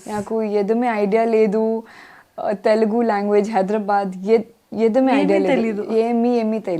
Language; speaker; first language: Telugu; non-native, learner; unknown